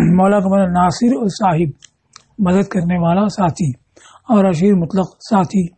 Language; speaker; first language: Urdu; native; Urdu